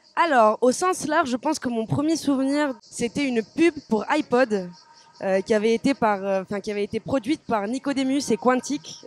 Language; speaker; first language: French; native; French